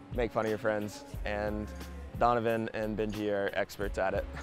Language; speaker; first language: English; native; English